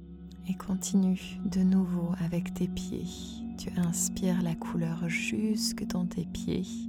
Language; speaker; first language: French; native; French